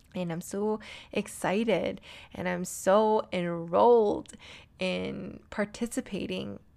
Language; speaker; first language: English; native; English